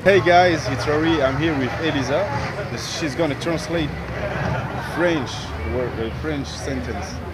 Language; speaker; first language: English; non-native, local second language; French